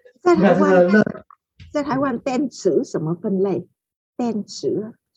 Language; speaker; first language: Chinese; non-native, fluent; Vietnamese